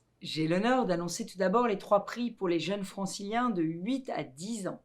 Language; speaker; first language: French; native; French